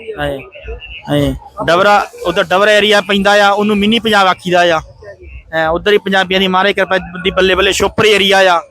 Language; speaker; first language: Punjabi; early bilingual, heritage; Punjabi